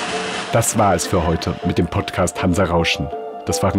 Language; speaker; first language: German; native; German